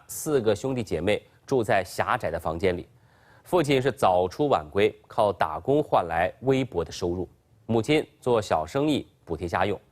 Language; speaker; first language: Chinese; native; Chinese